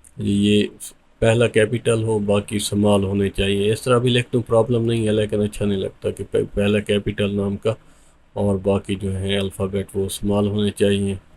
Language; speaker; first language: Urdu; non-native, local second language; Punjabi